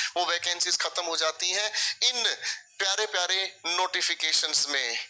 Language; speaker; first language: Hindi; native; Hindi